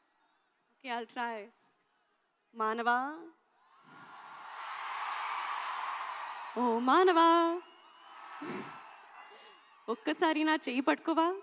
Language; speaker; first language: Telugu; non-native, learner; Hindi